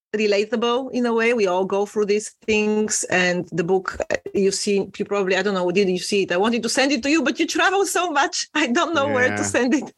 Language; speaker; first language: English; non-native, fluent; Bulgarian